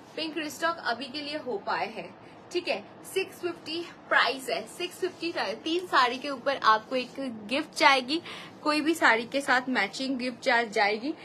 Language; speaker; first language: Hindi; non-native, local second language; Bangla